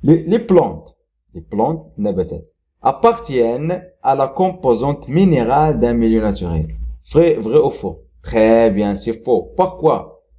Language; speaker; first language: French; non-native, local second language; Arabic